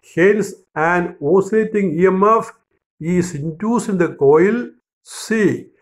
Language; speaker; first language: English; non-native, local second language; Malayalam